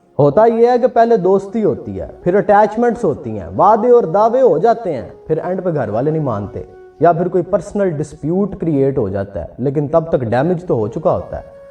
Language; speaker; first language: Urdu; non-native, local second language; Punjabi